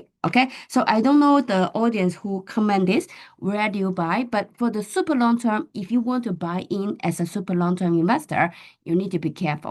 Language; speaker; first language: English; non-native, fluent; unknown